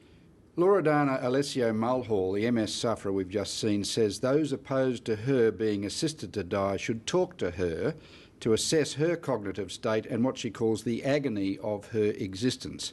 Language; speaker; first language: English; native; English